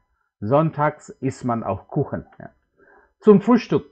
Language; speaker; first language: German; non-native, fluent; Indonesian